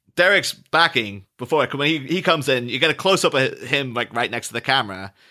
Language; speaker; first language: English; native; English